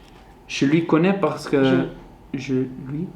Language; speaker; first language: French; non-native, learner; Dutch